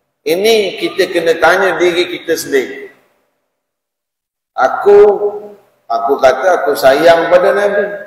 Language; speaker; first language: Malay; native; Malay